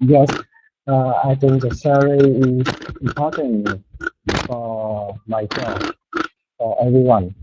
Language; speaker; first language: English; non-native, learner; Vietnamese